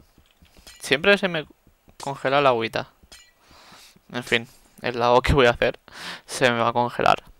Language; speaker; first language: Spanish; native; Spanish